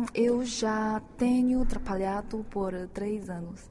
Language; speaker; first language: Portuguese; non-native, fluent; Chinese